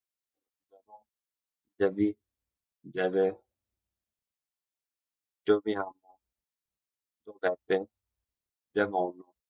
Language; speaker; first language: Italian; non-native, learner; English